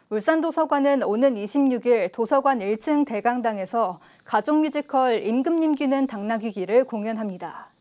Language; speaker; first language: Korean; native; Korean